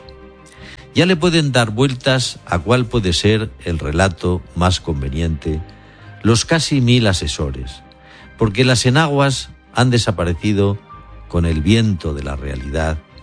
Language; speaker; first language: Spanish; native; Spanish